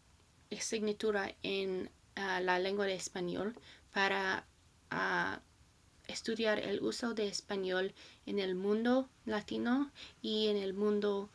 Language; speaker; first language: Spanish; non-native, learner; English